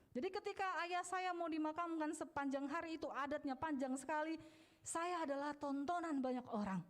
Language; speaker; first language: Indonesian; non-native, local second language; Batak Toba